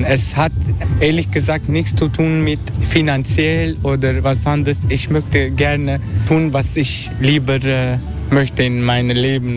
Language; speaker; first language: German; non-native, learner; Turkish